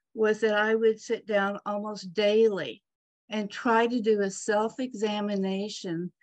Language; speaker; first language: English; native; English